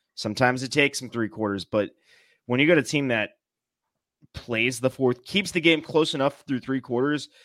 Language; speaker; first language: English; native; English